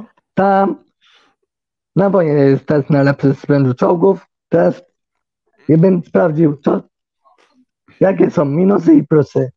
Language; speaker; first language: Polish; early bilingual, heritage; Polish